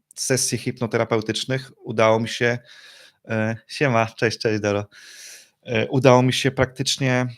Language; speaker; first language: Polish; native; Polish